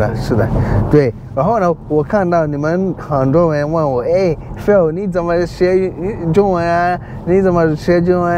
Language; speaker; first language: Chinese; non-native, learner; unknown